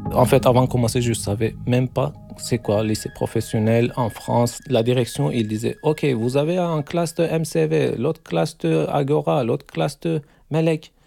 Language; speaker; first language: French; non-native, learner; Turkish